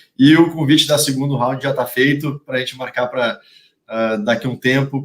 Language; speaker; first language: Portuguese; native; Portuguese